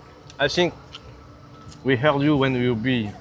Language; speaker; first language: English; non-native, learner; French